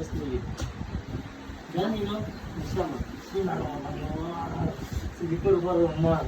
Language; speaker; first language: English; non-native, learner; Malayalam